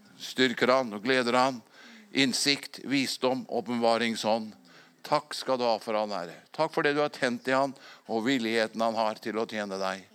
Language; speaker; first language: Norwegian; native; Norwegian